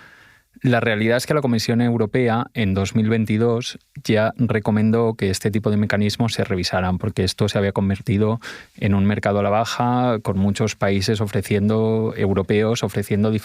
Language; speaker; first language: Spanish; native; Spanish